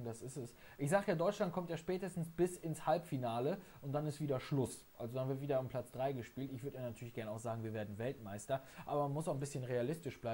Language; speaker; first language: German; native; German